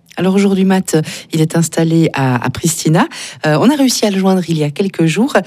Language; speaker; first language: French; native; French